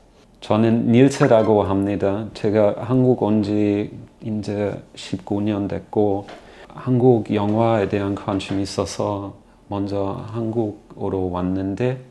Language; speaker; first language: Korean; non-native, fluent; German